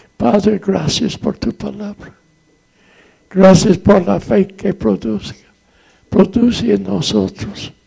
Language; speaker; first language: Spanish; non-native, fluent; English